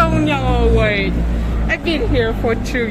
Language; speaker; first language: English; non-native, fluent; Vietnamese